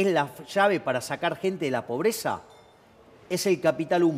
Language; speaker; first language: Spanish; native; Spanish